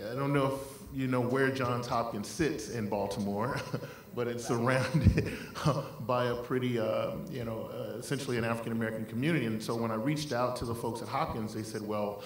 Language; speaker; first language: English; native; English